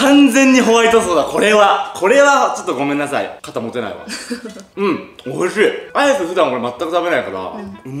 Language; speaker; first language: Japanese; native; Japanese